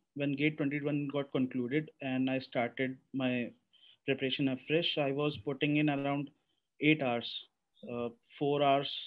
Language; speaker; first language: English; non-native, local second language; Hindi